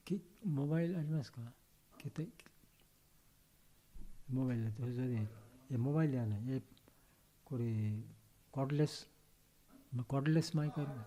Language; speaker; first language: Japanese; non-native, learner; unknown